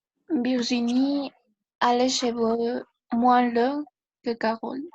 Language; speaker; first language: French; non-native, learner; Spanish